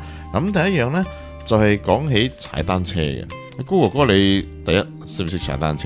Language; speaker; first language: Cantonese; native; Cantonese